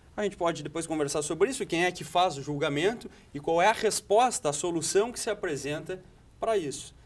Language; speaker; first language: Portuguese; native; Portuguese